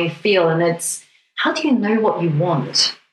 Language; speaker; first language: English; non-native, local second language; Cantonese